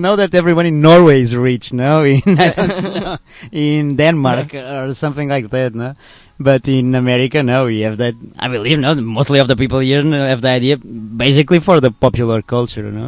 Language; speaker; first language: English; non-native, learner; Spanish